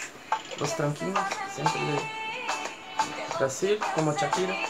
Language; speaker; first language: Spanish; non-native, fluent; Portuguese